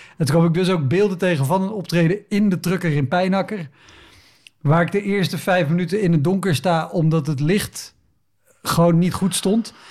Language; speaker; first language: Dutch; native; Dutch